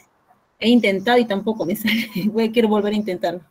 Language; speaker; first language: Spanish; native; Spanish